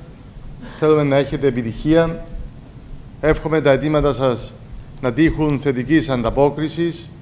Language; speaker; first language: Greek; native; Greek